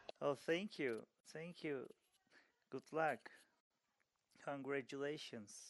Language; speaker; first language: English; non-native, learner; Turkish